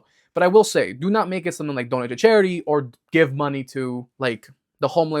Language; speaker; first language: English; native; English